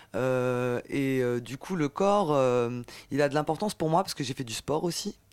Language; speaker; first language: French; native; French